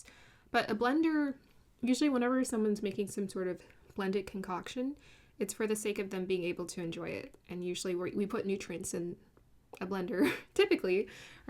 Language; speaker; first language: English; native; English